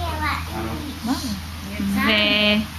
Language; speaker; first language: Hebrew; early bilingual, heritage; Hebrew